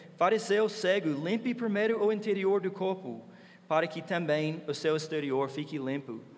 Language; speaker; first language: Portuguese; non-native, fluent; English